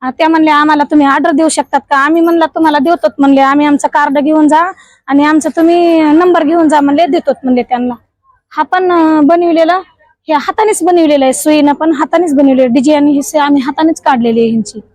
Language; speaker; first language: Marathi; non-native, local second language; Lambadi